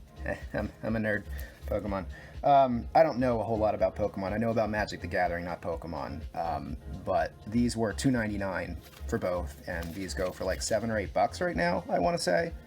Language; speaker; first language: English; native; English